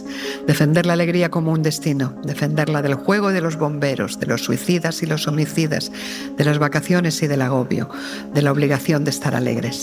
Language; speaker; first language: Spanish; native; Spanish